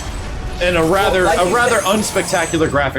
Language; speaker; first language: English; native; English